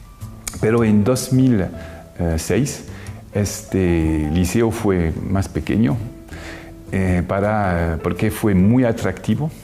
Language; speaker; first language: Spanish; non-native, fluent; French